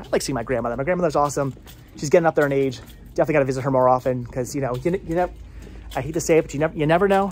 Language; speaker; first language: English; native; English